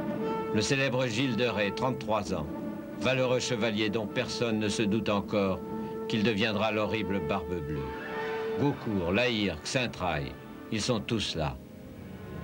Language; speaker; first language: French; native; French